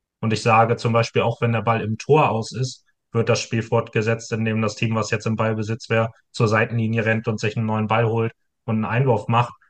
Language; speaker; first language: German; native; German